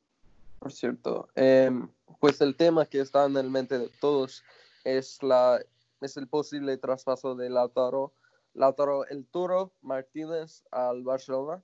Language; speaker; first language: Spanish; non-native, fluent; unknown